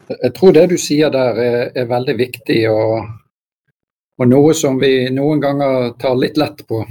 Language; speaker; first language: Norwegian; native; Norwegian